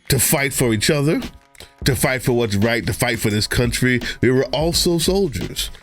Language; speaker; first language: English; native; English